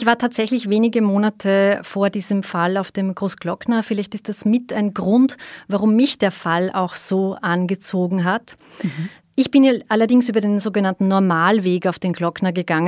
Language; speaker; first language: German; native; German